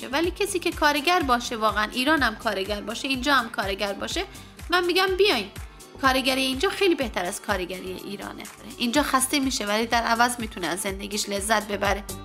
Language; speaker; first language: Persian; non-native, local second language; Kurdish